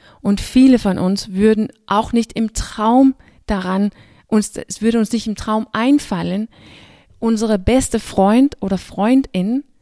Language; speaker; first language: German; non-native, fluent; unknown